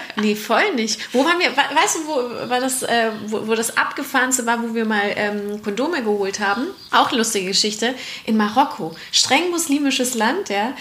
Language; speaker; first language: German; native; German